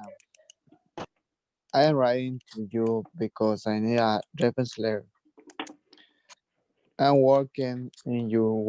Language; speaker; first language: English; non-native, learner; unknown